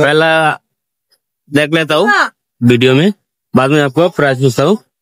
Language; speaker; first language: Hindi; non-native, learner; Bangla